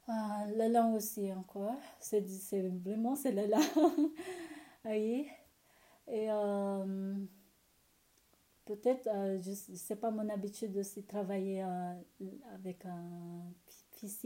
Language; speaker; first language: French; non-native, learner; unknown